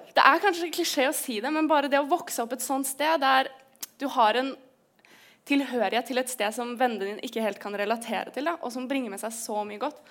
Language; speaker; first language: Norwegian; native; Norwegian